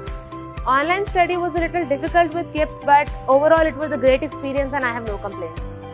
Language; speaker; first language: English; non-native, local second language; Urdu